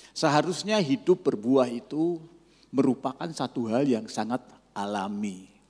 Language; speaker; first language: Indonesian; non-native, fluent; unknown